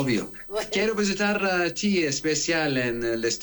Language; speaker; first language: Spanish; non-native, learner; Arabic